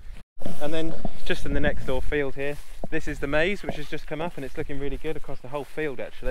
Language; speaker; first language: English; native; English